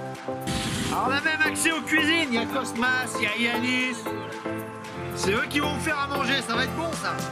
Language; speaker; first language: French; native; French